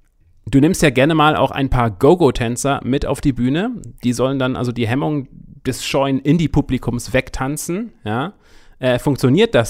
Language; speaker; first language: German; native; German